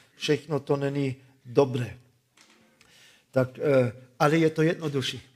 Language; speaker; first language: Czech; non-native, fluent; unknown